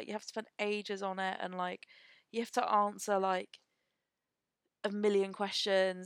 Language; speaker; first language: English; native; English